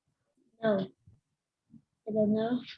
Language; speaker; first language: English; non-native, learner; Vietnamese